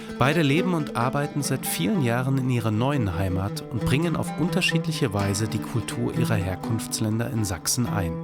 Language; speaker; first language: German; native; German